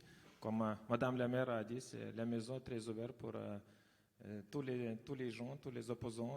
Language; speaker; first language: French; non-native, fluent; Lithuanian